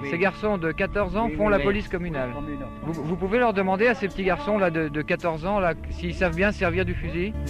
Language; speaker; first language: French; native; French